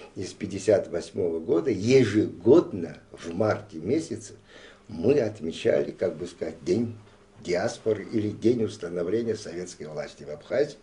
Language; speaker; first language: Russian; non-native, local second language; Abkhazian